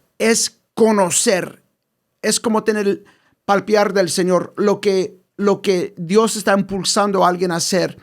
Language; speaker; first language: Spanish; early bilingual, heritage; English